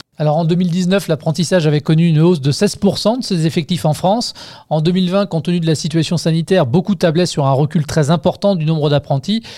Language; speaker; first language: French; native; French